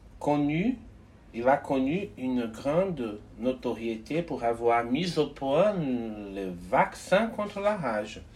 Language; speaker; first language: French; non-native, learner; Portuguese